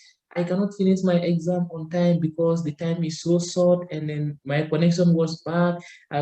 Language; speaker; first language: English; non-native, learner; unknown